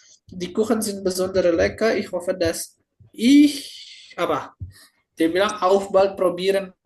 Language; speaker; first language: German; non-native, fluent; Indonesian